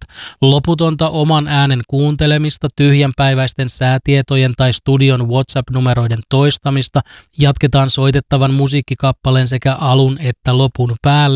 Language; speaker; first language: Finnish; native; Finnish